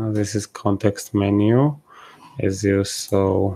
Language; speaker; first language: English; non-native, fluent; Georgian